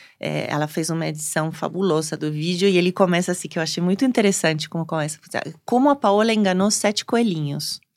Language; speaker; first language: Portuguese; non-native, fluent; Spanish